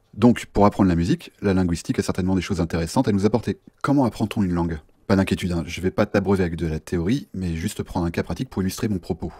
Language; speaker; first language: French; native; French